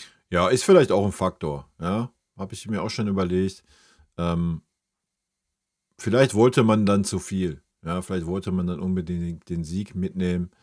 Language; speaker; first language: German; native; German